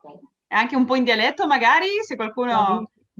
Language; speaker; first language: Italian; early bilingual, heritage; Spanish